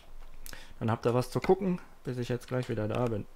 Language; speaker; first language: German; native; German